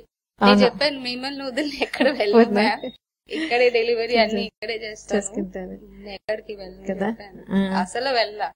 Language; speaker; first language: Telugu; non-native, learner; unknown